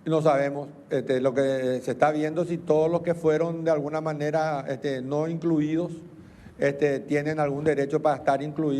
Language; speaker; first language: Spanish; native; Spanish